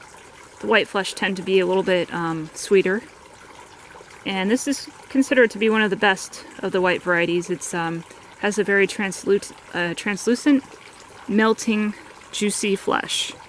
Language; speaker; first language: English; native; English